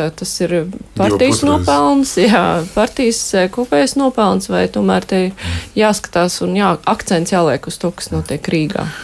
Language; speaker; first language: Latvian; native; Latvian